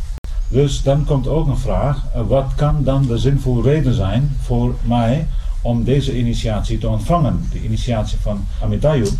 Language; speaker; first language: Dutch; non-native, fluent; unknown